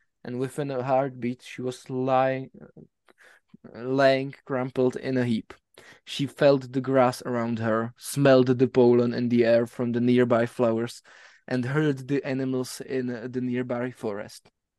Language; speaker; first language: English; non-native, fluent; Czech